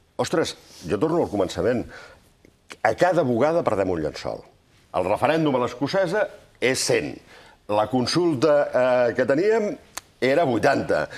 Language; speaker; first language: Catalan; native; Catalan